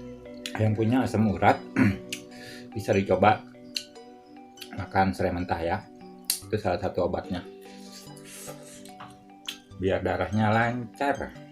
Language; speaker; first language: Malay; non-native, local second language; Sundanese